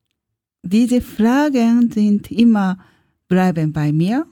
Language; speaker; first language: German; non-native, learner; Japanese